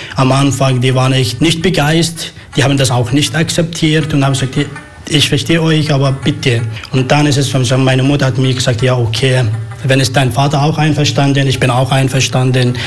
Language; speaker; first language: German; non-native, learner; Arabic